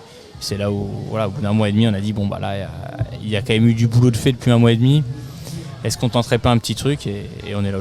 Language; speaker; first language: French; native; French